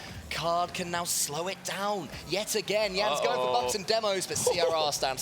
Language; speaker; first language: English; native; English